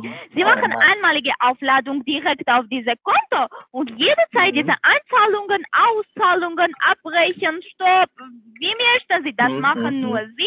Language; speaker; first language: German; non-native, learner; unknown